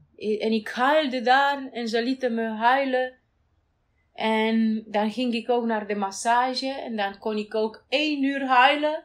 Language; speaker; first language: Dutch; non-native, fluent; Romanian